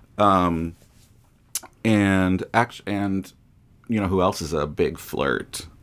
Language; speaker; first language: English; native; English